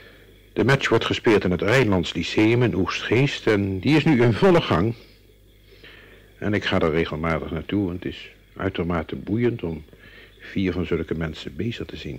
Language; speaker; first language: Dutch; native; Dutch